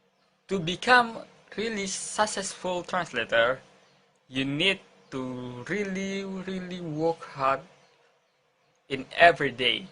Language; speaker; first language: English; non-native, learner; Indonesian